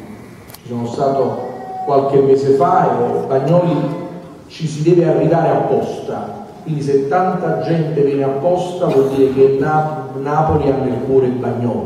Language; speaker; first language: Italian; native; Italian